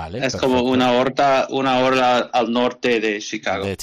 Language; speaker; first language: Spanish; non-native, learner; English